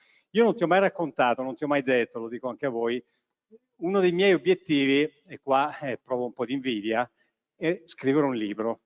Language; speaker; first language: Italian; native; Italian